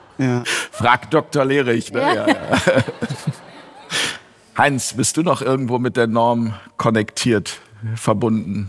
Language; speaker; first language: German; native; German